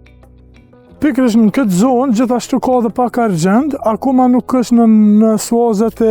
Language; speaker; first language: Albanian; native; Albanian